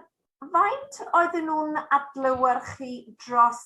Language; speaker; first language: Welsh; non-native, fluent; English